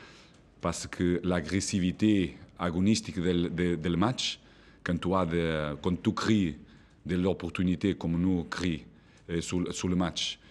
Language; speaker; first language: French; non-native, fluent; Portuguese